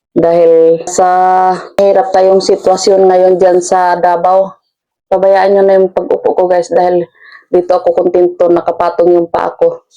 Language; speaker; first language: Filipino; non-native, local second language; Cebuano